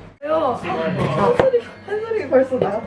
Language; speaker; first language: Korean; native; Korean